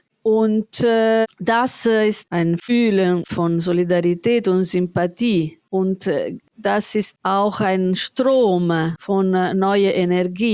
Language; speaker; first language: German; non-native, fluent; Italian